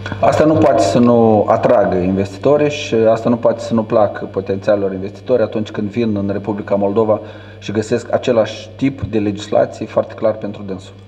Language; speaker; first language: Romanian; native; Romanian